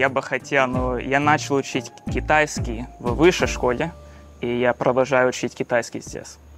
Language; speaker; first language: Russian; non-native, learner; English